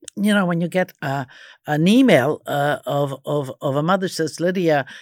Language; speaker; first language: English; early bilingual, other home language; Croatian